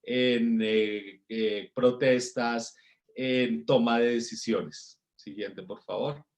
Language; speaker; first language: Spanish; native; Spanish